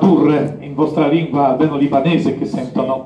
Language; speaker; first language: Italian; non-native, fluent; Polish